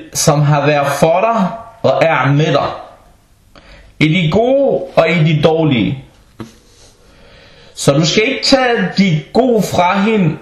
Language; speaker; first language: Danish; non-native, local second language; Arabic